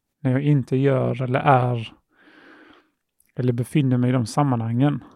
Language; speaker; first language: Swedish; early bilingual, other home language; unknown